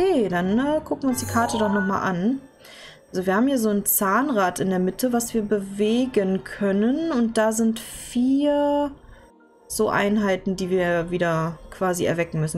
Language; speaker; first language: German; native; German